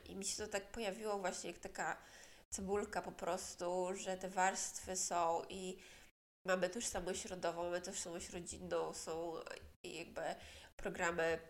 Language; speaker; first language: Polish; native; Polish